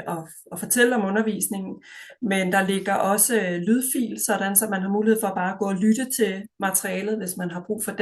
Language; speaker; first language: Danish; native; Danish